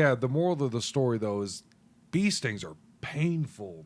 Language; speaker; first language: English; native; English